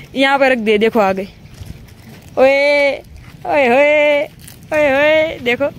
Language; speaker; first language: Hindi; non-native, local second language; Gujarati